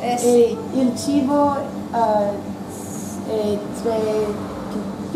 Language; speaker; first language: Italian; non-native, learner; English